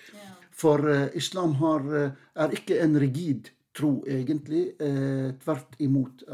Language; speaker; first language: Norwegian; non-native, fluent; Arabic